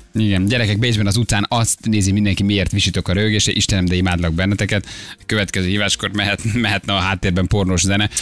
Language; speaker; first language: Hungarian; native; Hungarian